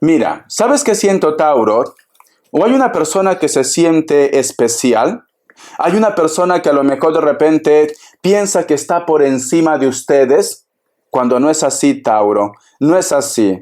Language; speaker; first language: Spanish; native; Spanish